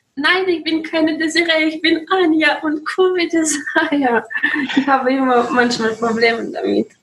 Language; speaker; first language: German; non-native, learner; Russian